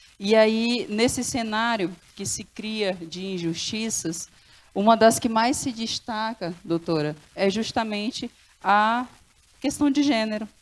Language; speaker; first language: Portuguese; non-native, local second language; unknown